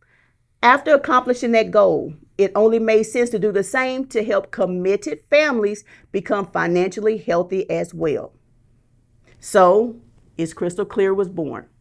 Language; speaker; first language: English; native; English